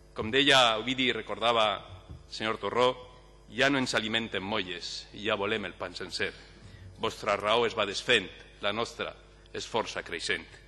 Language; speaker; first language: Catalan; non-native, local second language; Spanish